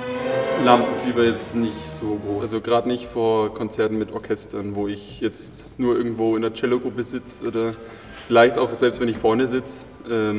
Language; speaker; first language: German; native; German